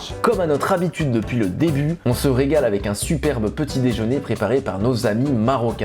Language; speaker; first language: French; native; French